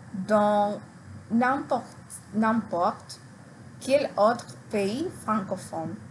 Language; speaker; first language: French; non-native, learner; Spanish